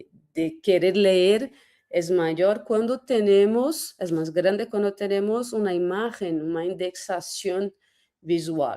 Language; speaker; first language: Spanish; non-native, fluent; Portuguese